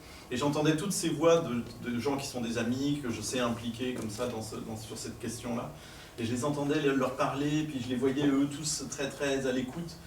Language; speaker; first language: French; native; French